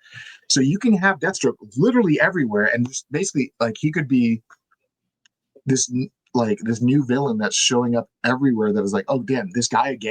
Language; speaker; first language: English; native; English